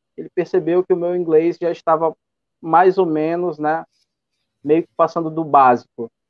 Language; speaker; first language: Portuguese; native; Portuguese